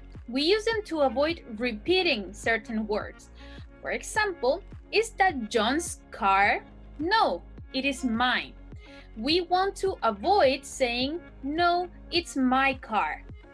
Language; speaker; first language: English; non-native, fluent; Spanish